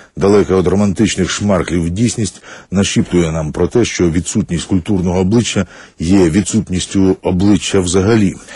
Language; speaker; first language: Ukrainian; native; Ukrainian